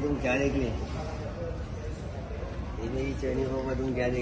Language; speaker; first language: Hindi; non-native, local second language; Marathi